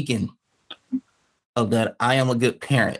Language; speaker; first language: English; native; English